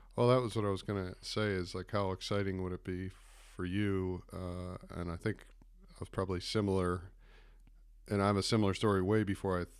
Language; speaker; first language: English; native; English